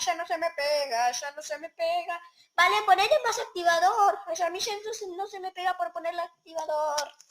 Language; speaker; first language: Spanish; native; Spanish